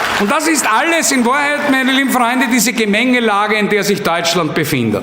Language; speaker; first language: German; native; German